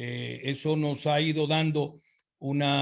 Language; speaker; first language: Spanish; native; Spanish